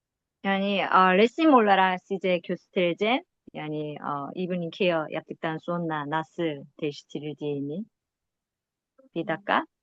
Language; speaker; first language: Turkish; non-native, learner; Korean